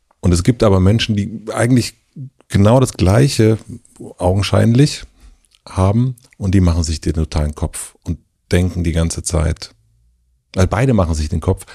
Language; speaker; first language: German; native; German